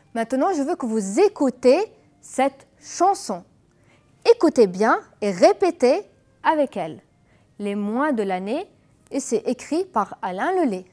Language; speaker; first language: French; non-native, fluent; Arabic